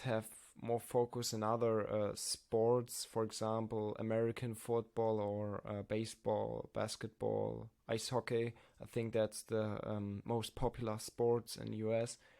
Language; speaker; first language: English; non-native, learner; German